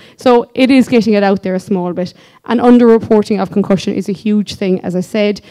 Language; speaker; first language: English; native; English